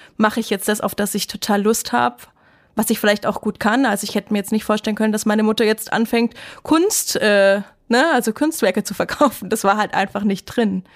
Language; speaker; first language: German; native; German